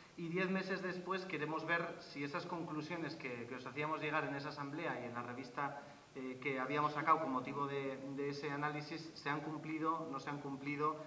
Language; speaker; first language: Spanish; native; Spanish